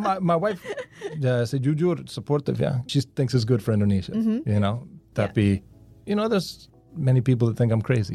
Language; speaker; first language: English; native; English